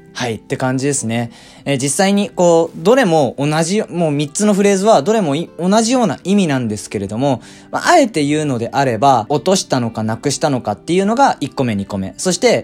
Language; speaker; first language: Japanese; native; Japanese